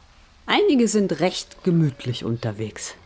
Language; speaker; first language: German; native; German